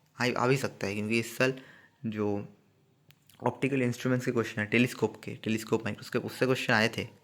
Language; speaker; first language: Hindi; non-native, local second language; Bangla